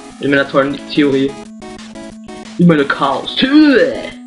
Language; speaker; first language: German; native; German